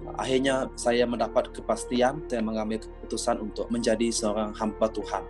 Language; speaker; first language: Malay; non-native, local second language; Iban